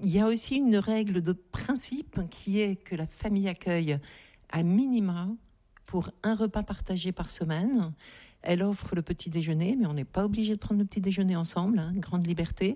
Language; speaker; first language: French; native; French